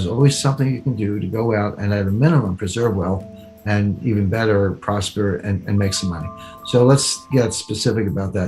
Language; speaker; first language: English; native; English